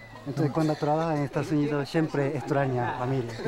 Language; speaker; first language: Spanish; non-native, learner; Japanese